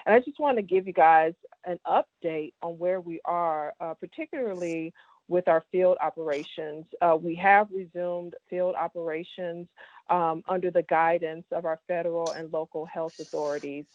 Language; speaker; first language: English; native; English